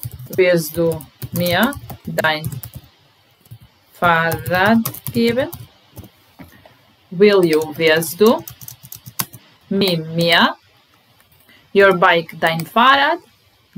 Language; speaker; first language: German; non-native, fluent; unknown